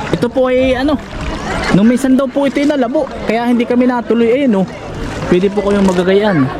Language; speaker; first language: Filipino; native; Filipino